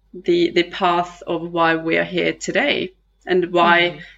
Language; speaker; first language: English; non-native, fluent; Norwegian